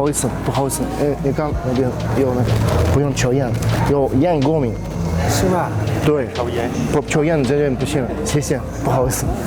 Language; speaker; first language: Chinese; non-native, learner; Russian